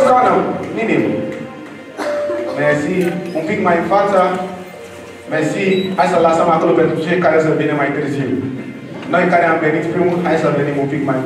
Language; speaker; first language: Romanian; non-native, learner; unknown